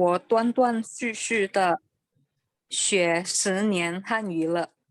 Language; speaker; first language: Chinese; non-native, learner; Indonesian